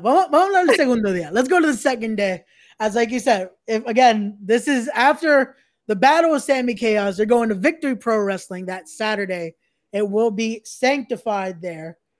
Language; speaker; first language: English; early bilingual, other home language; Spanish